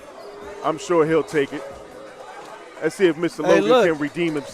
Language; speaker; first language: English; native; English